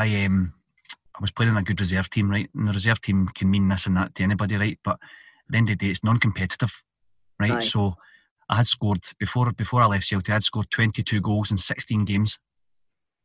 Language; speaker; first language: English; native; English